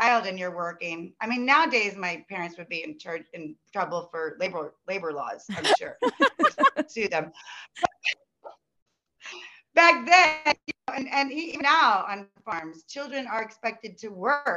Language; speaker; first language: English; native; English